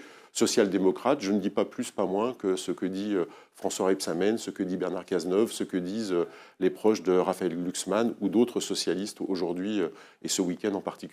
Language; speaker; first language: French; native; French